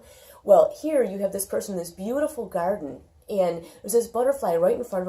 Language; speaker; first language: English; native; English